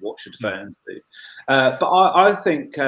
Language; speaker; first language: English; native; English